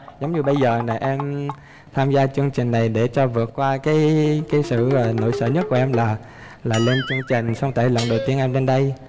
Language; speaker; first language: Vietnamese; early bilingual, heritage; Vietnamese